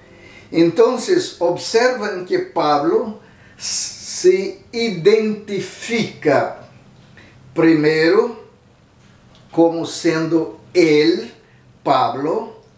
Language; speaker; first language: Spanish; non-native, fluent; Portuguese